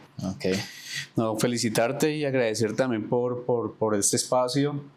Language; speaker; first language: Spanish; native; Spanish